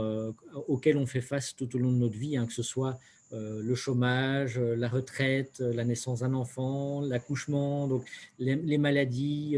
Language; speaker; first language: French; native; French